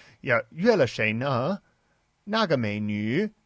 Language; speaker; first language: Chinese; non-native, fluent; English